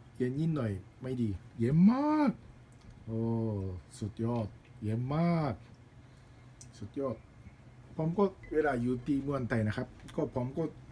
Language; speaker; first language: Thai; non-native, learner; Japanese